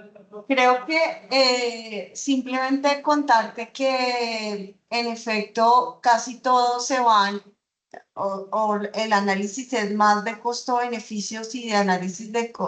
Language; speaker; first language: Spanish; native; Spanish